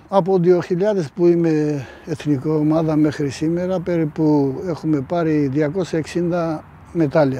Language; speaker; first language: Greek; non-native, fluent; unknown